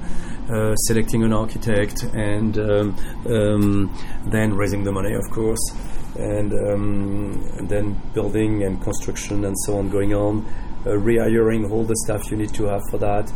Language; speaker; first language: English; non-native, fluent; French